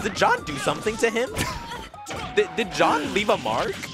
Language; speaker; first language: English; native; English